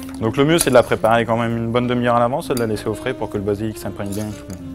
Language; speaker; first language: French; native; French